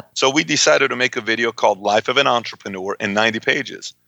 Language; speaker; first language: English; early bilingual, other home language; Persian